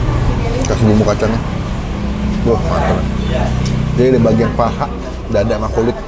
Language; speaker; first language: Indonesian; native; Indonesian